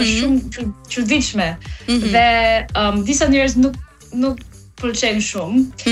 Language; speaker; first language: Albanian; non-native, learner; English